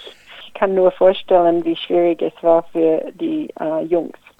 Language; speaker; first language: German; non-native, fluent; English